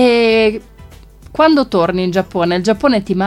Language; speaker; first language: Italian; native; Italian